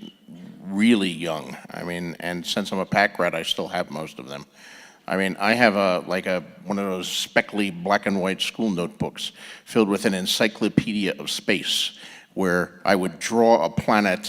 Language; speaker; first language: English; native; English